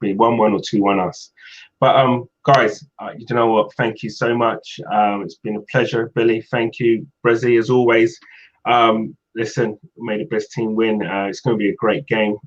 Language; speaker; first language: English; native; English